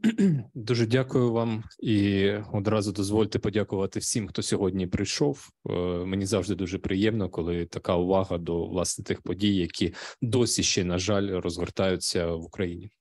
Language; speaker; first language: Ukrainian; non-native, local second language; Russian